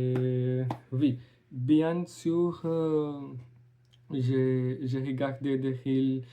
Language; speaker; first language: French; non-native, learner; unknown